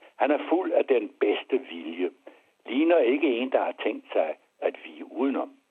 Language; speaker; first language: Danish; early bilingual, other home language; French